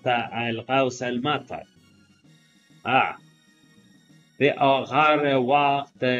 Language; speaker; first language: Arabic; non-native, learner; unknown